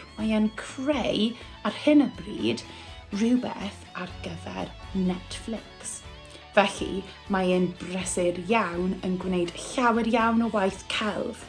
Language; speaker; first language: Welsh; native; Welsh